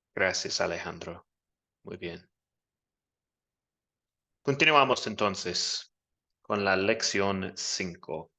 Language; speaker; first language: Spanish; non-native, fluent; English